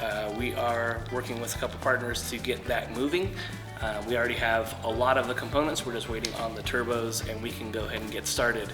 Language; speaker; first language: English; native; English